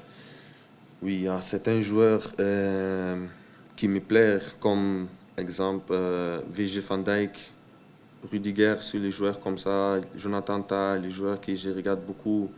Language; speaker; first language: French; early bilingual, heritage; French